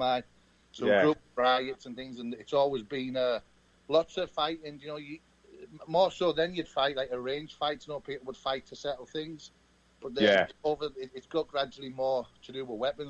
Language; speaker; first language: English; native; English